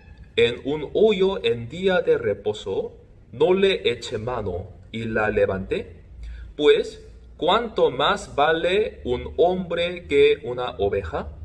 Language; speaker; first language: Spanish; non-native, fluent; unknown